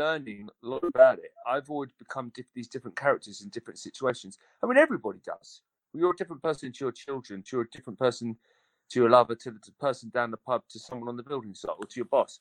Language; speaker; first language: English; native; English